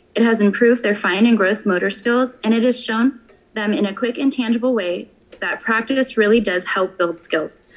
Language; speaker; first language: English; native; English